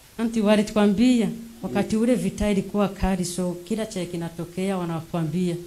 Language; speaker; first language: Swahili; non-native, local second language; Rundi